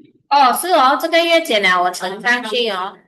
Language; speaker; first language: Chinese; early bilingual, heritage; Chinese